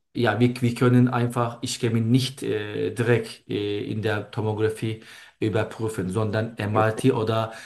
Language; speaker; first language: German; non-native, learner; Turkish